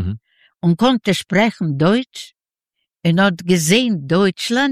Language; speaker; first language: German; non-native, learner; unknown